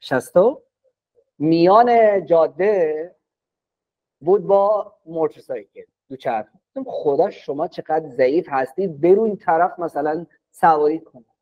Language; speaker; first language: Persian; non-native, fluent; Urdu